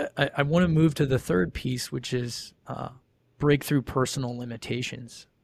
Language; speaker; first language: English; native; English